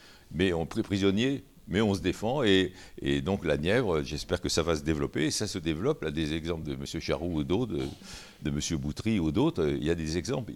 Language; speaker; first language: French; native; French